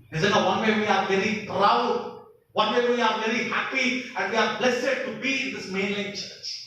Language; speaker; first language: English; non-native, local second language; Telugu